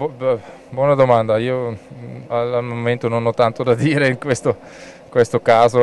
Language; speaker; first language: Italian; non-native, local second language; German